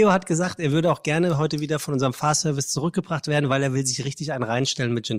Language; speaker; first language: German; native; German